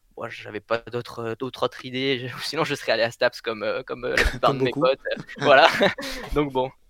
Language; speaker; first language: French; native; French